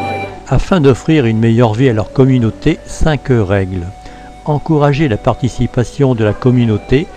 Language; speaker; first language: French; native; French